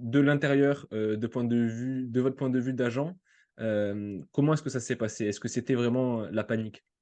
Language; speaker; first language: French; native; French